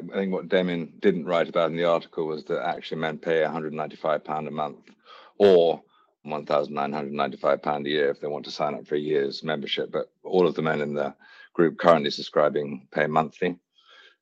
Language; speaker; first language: English; native; English